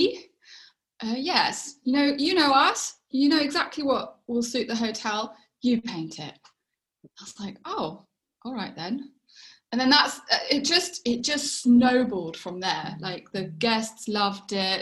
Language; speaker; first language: English; native; English